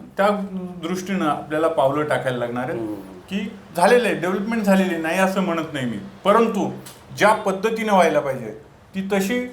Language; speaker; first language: Marathi; native; Marathi